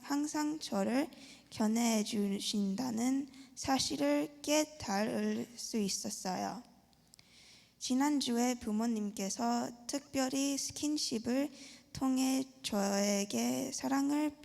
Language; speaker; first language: Korean; early bilingual, heritage; Korean